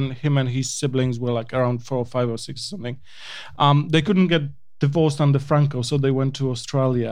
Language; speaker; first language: English; non-native, fluent; Polish